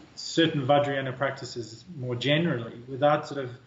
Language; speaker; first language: English; native; English